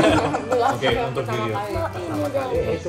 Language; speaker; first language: Indonesian; non-native, learner; German